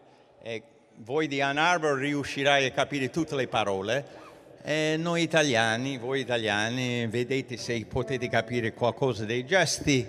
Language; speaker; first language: Italian; early bilingual, heritage; English